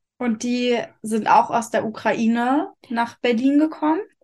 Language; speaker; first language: German; native; German